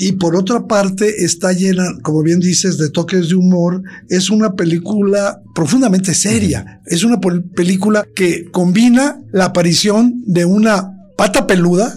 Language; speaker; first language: Spanish; native; Spanish